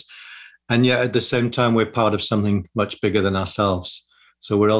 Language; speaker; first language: English; native; English